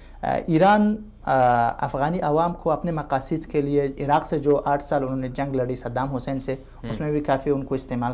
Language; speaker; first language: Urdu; non-native, fluent; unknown